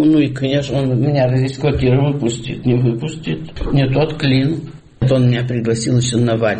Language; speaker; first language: Russian; native; Russian